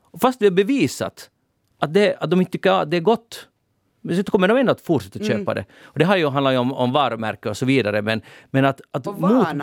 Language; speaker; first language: Swedish; native; Swedish